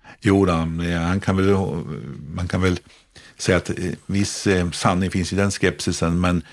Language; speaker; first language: Swedish; native; Swedish